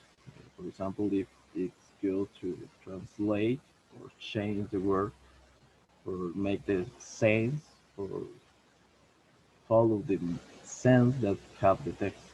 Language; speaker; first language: English; non-native, learner; Spanish